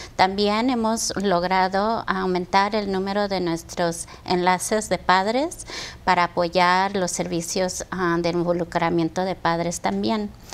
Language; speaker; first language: Spanish; early bilingual, heritage; Spanish